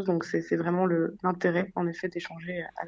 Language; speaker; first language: French; native; French